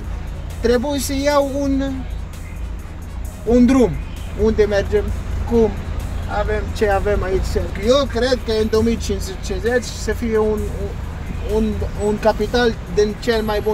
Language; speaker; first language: Romanian; non-native, learner; Arabic